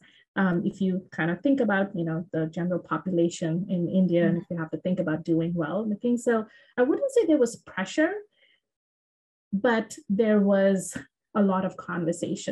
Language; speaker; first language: English; non-native, local second language; Bangla